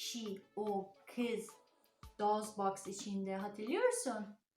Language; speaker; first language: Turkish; non-native, learner; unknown